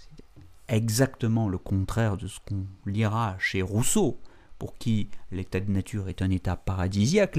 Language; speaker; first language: French; native; French